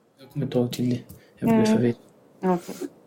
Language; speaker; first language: Swedish; non-native, fluent; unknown